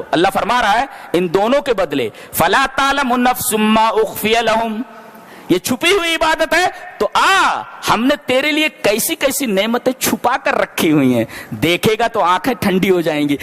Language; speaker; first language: Urdu; native; Urdu